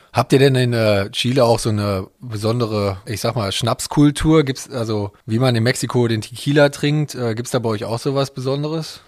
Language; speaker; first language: German; native; German